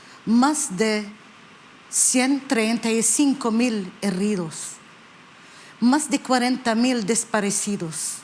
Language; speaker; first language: Spanish; non-native, learner; Arabic